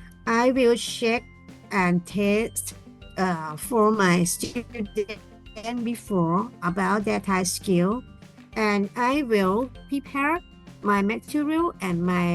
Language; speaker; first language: English; non-native, learner; Thai